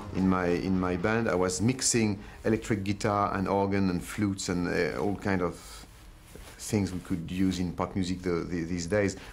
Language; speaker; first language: English; non-native, fluent; French